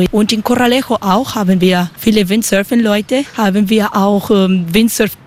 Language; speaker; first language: German; non-native, learner; Spanish